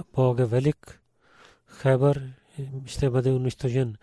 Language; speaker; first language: Bulgarian; non-native, learner; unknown